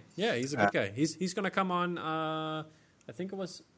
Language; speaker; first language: English; non-native, fluent; German